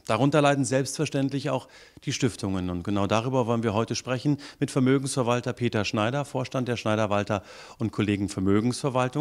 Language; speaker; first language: German; native; German